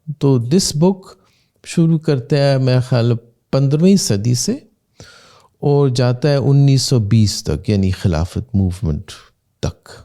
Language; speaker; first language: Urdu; early bilingual, heritage; Urdu